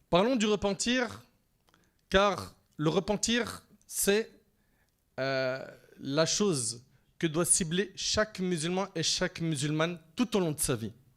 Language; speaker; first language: French; native; French